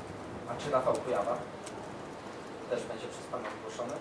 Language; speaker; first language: Polish; native; Polish